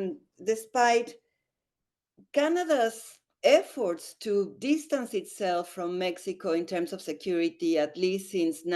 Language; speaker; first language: English; non-native, fluent; Spanish